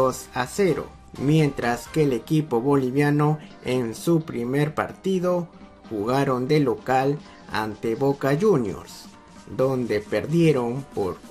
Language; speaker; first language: Spanish; native; Spanish